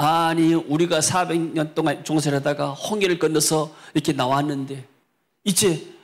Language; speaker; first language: Korean; native; Korean